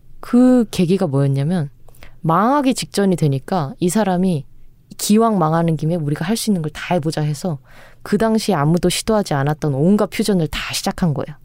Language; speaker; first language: Korean; native; Korean